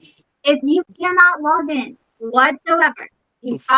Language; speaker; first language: English; native; English